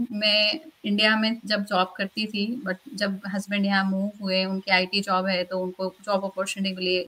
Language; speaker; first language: Hindi; native; Hindi